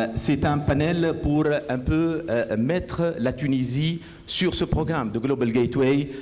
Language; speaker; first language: French; non-native, local second language; Arabic